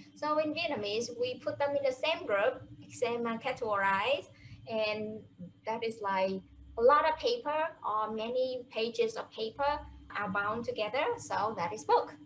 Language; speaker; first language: English; non-native, fluent; Vietnamese